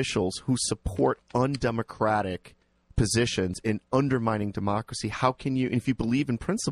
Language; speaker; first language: English; native; English